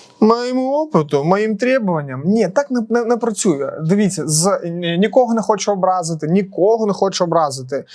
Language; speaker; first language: Ukrainian; non-native, local second language; Russian